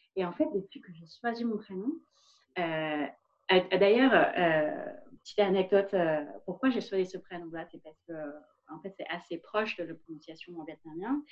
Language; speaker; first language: French; non-native, fluent; Vietnamese